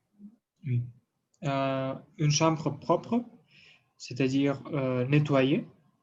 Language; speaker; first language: French; non-native, learner; Russian